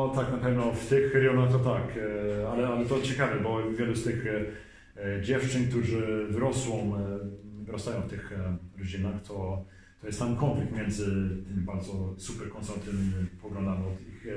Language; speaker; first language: Polish; early bilingual, heritage; Swedish